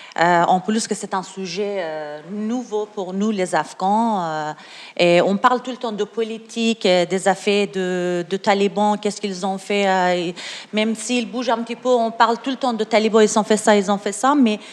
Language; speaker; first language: French; non-native, learner; Persian